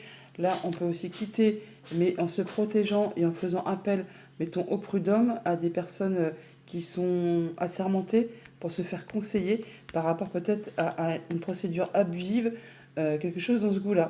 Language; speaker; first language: French; native; French